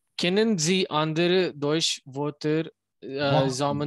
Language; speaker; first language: German; non-native, learner; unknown